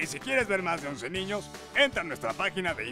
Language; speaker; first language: Spanish; native; Spanish